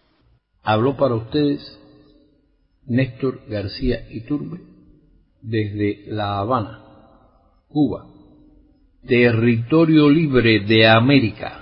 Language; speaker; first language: Spanish; native; Spanish